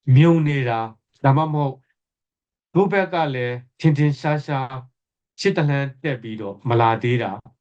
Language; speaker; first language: Burmese; native; Burmese